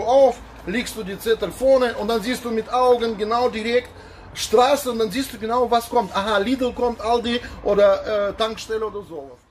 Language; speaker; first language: German; non-native, learner; Russian